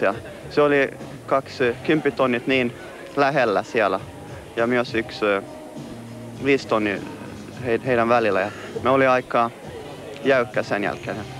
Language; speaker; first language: Finnish; non-native, local second language; Swedish